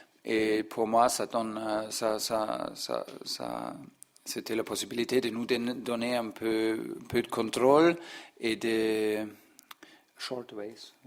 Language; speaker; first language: French; non-native, learner; German